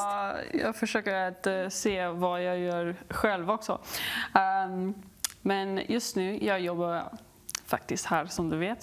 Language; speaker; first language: Swedish; non-native, learner; English